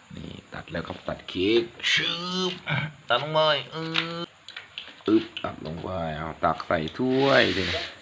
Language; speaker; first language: Thai; native; Thai